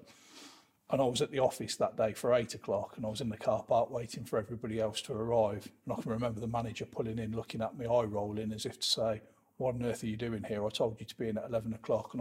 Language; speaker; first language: English; native; English